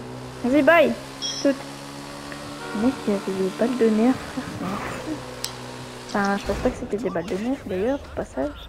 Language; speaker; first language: French; native; French